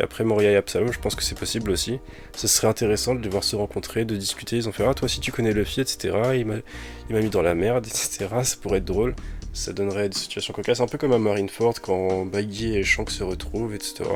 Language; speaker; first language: French; native; French